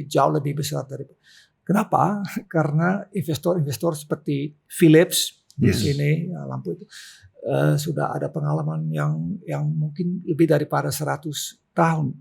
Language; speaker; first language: Indonesian; non-native, local second language; Dutch